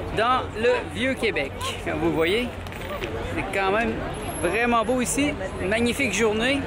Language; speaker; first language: French; native; French